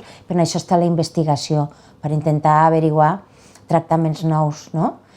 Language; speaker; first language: Catalan; native; Catalan